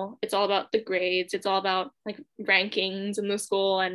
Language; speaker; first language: English; non-native, local second language; Cantonese